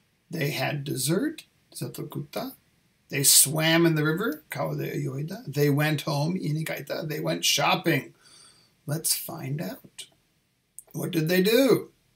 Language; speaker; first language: English; native; English